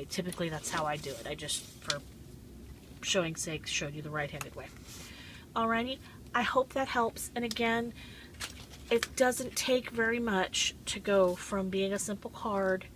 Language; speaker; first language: English; native; English